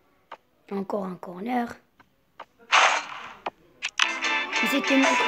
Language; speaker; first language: French; non-native, local second language; Arabic